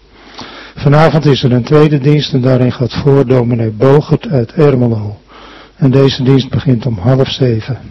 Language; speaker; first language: Dutch; native; Dutch